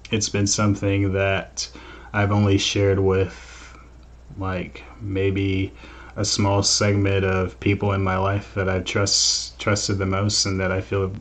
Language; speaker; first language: English; native; English